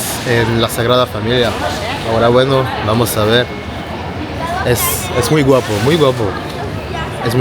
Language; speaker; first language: Spanish; non-native, learner; French